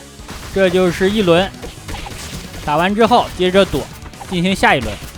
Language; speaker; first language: Chinese; native; Chinese